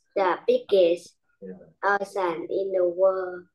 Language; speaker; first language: English; non-native, learner; Vietnamese